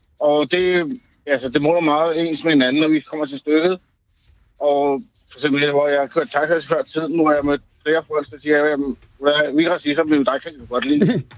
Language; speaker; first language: Danish; early bilingual, other home language; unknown